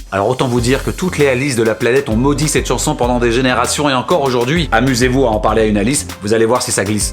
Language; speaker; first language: French; native; French